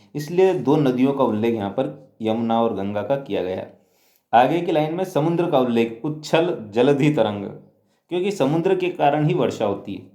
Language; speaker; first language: Hindi; native; Hindi